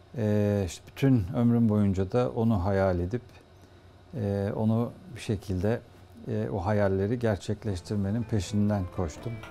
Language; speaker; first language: Turkish; native; Turkish